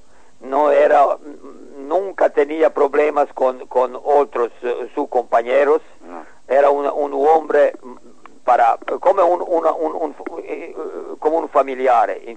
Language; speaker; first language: Spanish; non-native, learner; Serbian